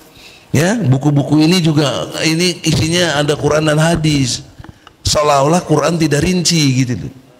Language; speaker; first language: Indonesian; native; Indonesian